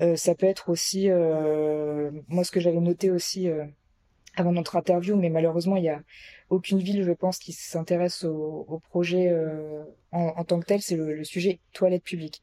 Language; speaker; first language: French; native; French